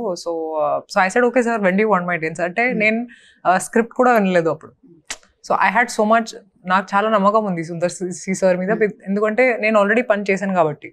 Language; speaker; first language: Telugu; non-native, fluent; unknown